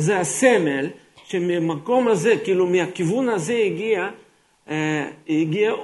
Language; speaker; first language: Hebrew; non-native, fluent; Russian